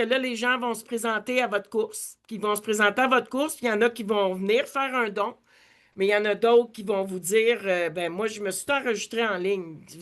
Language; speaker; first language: French; native; French